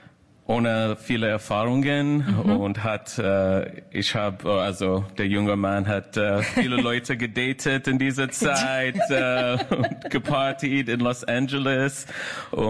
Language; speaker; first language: German; non-native, fluent; English